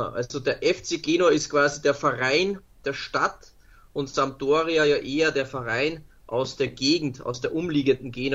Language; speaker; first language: German; native; German